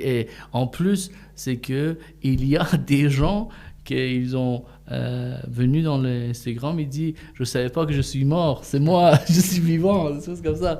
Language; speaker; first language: French; non-native, fluent; Persian